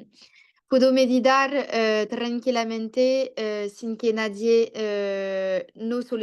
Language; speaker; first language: Spanish; non-native, learner; French